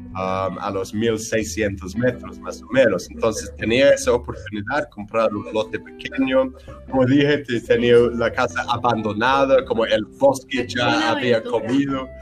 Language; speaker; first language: Spanish; non-native, fluent; English